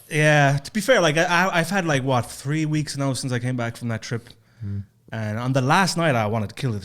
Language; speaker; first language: English; native; English